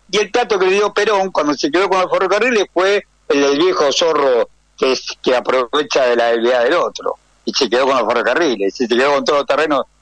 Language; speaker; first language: Spanish; native; Spanish